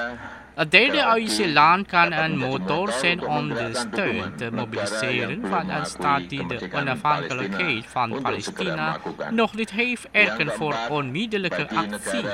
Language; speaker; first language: Dutch; non-native, fluent; Indonesian